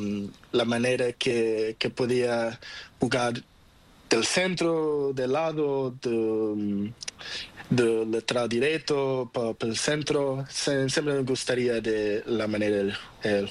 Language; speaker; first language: Spanish; non-native, learner; Portuguese